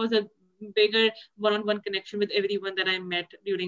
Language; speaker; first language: English; non-native, local second language; Urdu